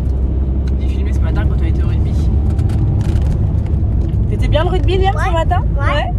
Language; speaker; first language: French; native; French